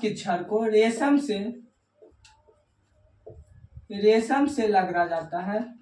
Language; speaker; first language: Hindi; native; Hindi